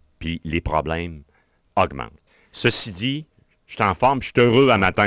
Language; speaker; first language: French; native; French